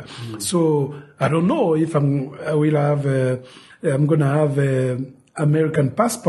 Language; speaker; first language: English; non-native, fluent; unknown